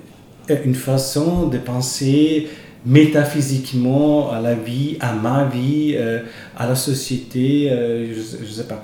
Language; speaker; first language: French; non-native, fluent; Italian